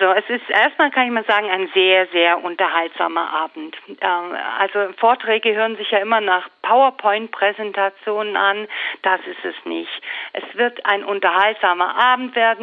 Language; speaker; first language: German; native; German